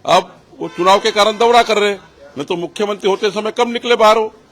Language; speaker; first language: Hindi; non-native, local second language; Marathi